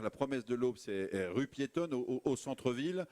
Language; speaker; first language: French; native; French